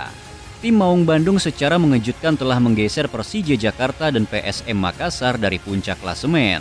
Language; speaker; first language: Indonesian; native; Indonesian